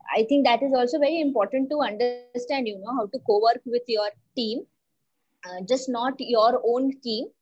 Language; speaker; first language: English; non-native, local second language; Marathi